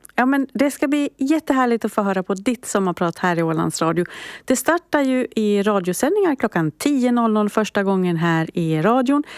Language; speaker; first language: Swedish; native; Swedish